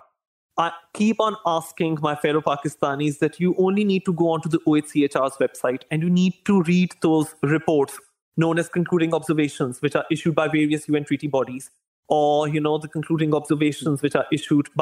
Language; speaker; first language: English; non-native, local second language; Urdu